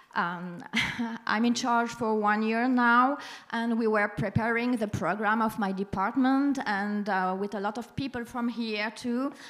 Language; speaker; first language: English; non-native, fluent; French